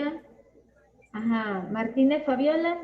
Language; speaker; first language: Spanish; native; Spanish